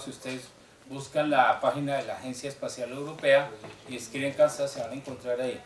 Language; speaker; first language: Spanish; native; Spanish